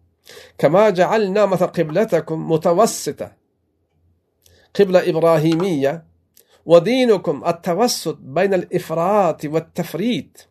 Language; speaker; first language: Arabic; non-native, fluent; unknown